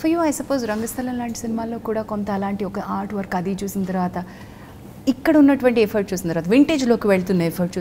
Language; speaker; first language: Telugu; native; Telugu